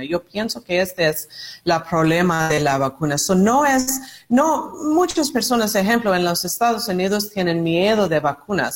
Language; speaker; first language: Spanish; non-native, learner; English